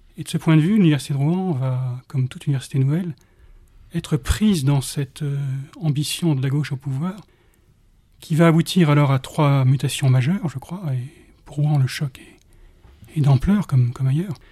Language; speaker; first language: French; native; French